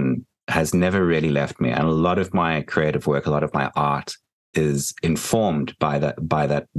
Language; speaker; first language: English; native; English